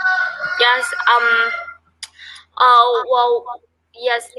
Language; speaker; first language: English; non-native, learner; Vietnamese